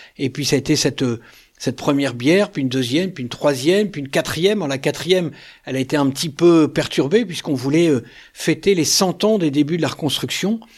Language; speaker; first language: French; native; French